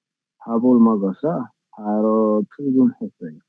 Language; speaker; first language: Korean; non-native, learner; Nepali